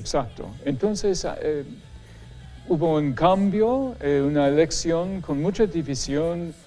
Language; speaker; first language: Spanish; non-native, fluent; English